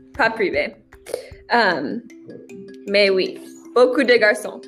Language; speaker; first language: French; non-native, learner; English